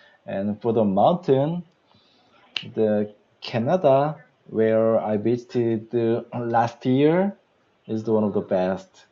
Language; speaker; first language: English; non-native, learner; Korean